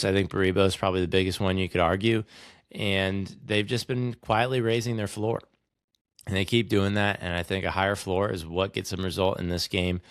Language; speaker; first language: English; native; English